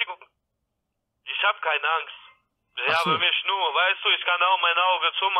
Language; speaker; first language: German; non-native, learner; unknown